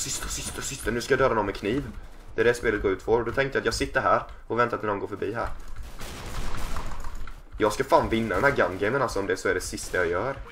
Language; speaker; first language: Swedish; native; Swedish